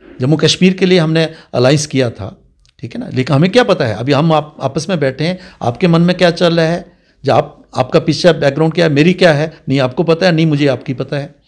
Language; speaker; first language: Hindi; non-native, local second language; Dogri